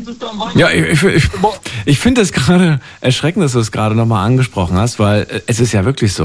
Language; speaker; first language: German; native; German